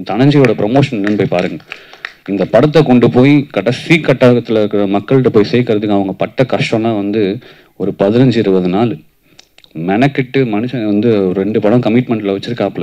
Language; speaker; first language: Tamil; native; Tamil